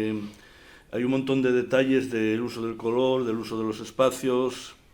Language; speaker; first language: Spanish; native; Spanish